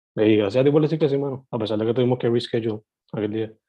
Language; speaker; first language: Spanish; native; Spanish